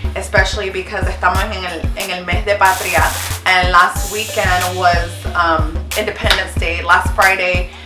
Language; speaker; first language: English; native; English